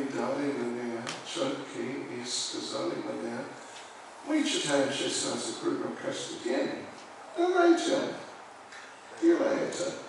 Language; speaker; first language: Russian; non-native, learner; English